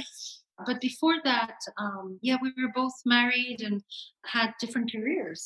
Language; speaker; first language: English; non-native, local second language; French